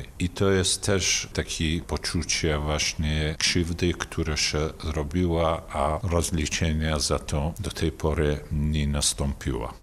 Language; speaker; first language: Polish; non-native, fluent; Kurdish